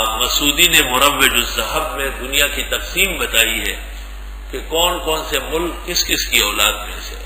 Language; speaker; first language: Urdu; non-native, local second language; Pashto